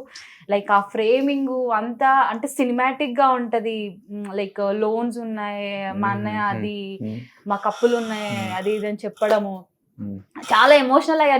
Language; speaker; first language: Telugu; native; Telugu